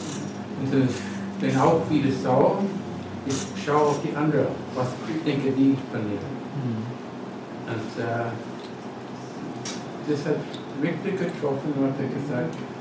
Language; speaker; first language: German; non-native, learner; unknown